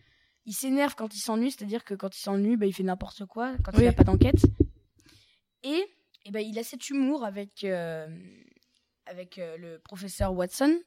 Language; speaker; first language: French; native; French